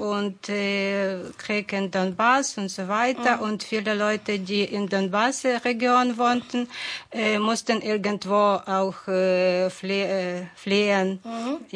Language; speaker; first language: German; non-native, fluent; Ukrainian